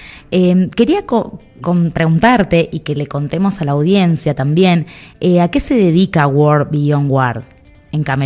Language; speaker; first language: Spanish; native; Spanish